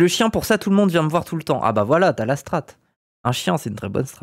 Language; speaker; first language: French; native; French